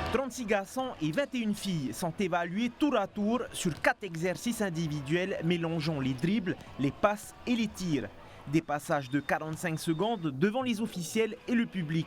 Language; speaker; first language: French; native; French